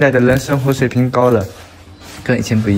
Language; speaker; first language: Chinese; native; Chinese